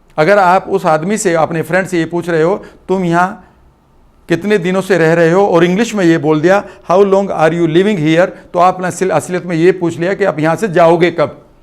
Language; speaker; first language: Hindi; native; Hindi